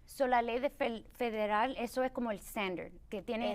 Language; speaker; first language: Spanish; early bilingual, other home language; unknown